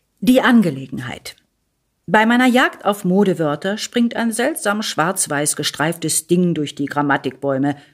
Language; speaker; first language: German; early bilingual, other home language; Italian